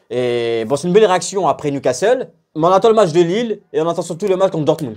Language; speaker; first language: French; native; French